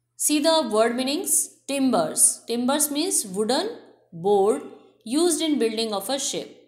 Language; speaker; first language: English; non-native, local second language; Hindi